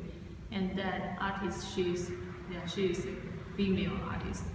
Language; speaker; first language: English; non-native, learner; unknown